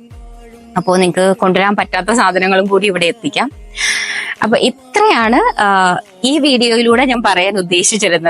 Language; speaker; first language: Malayalam; native; Malayalam